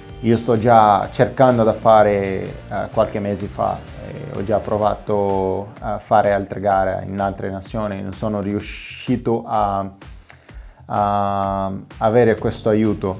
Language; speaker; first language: Italian; non-native, fluent; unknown